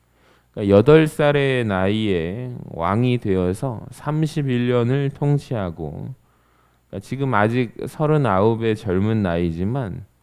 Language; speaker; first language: Korean; native; Korean